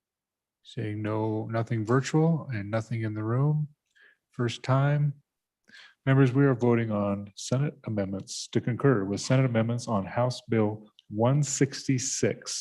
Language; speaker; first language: English; native; English